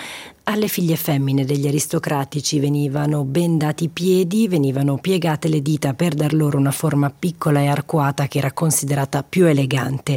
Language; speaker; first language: Italian; native; Italian